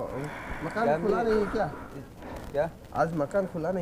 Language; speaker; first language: Hindi; non-native, local second language; Assamese